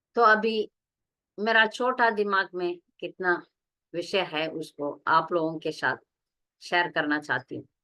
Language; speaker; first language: Hindi; non-native, local second language; Tamil